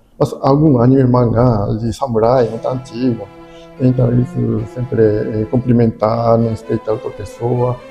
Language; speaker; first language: Portuguese; non-native, learner; Japanese